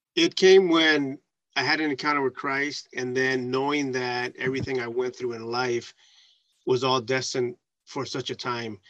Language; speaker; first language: English; early bilingual, other home language; Spanish